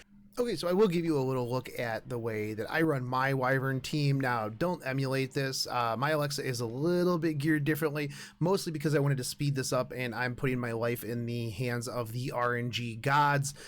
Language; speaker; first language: English; native; English